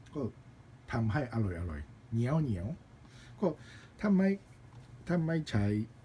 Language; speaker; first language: Thai; non-native, learner; Japanese